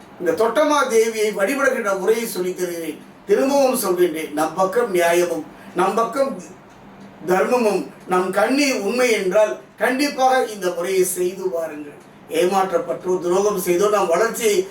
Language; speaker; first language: Tamil; native; Tamil